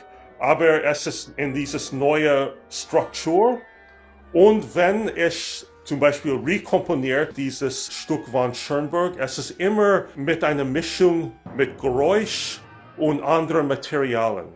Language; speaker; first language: German; non-native, learner; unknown